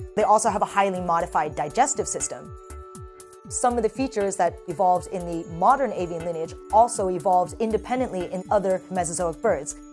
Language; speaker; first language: English; native; English